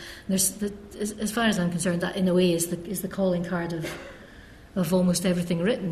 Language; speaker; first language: English; native; English